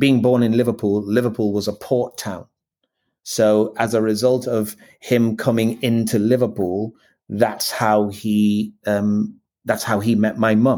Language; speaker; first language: English; native; English